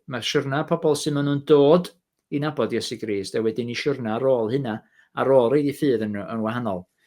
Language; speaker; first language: Welsh; native; Welsh